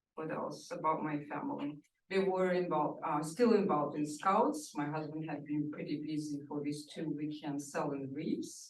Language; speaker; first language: English; non-native, fluent; Russian